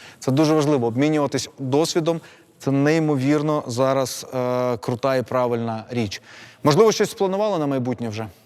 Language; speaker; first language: Ukrainian; non-native, local second language; Russian